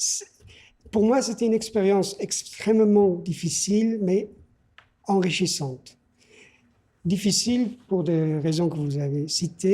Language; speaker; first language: French; non-native, fluent; Persian